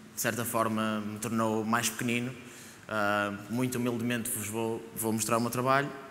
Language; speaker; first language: Portuguese; native; Portuguese